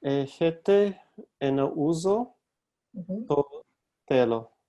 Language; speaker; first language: Greek; non-native, learner; English